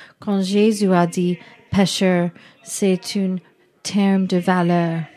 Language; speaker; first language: French; non-native, learner; English